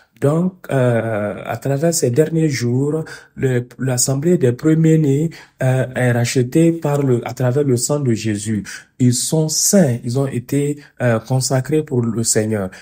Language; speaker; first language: French; non-native, fluent; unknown